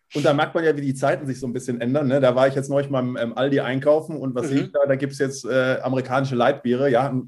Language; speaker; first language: German; non-native, fluent; Czech